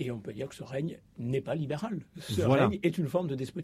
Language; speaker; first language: French; native; French